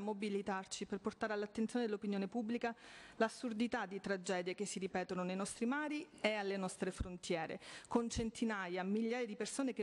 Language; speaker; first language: Italian; native; Italian